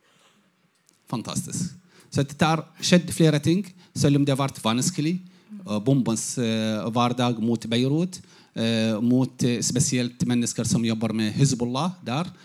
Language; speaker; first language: Norwegian; non-native, fluent; Arabic